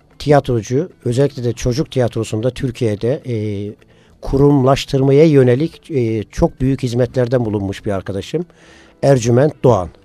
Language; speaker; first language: Turkish; native; Turkish